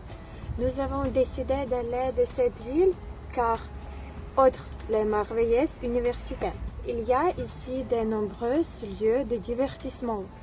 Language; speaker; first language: French; non-native, learner; Ukrainian